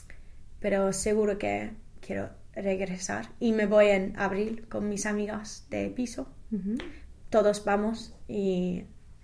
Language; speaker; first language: Spanish; non-native, fluent; English